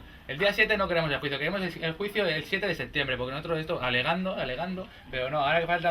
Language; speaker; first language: Spanish; native; Spanish